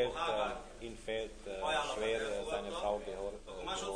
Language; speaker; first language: German; non-native, learner; Hungarian